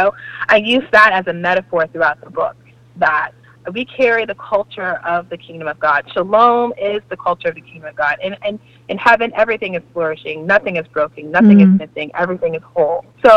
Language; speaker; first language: English; native; English